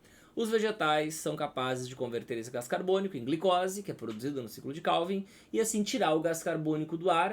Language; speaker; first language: Portuguese; native; Portuguese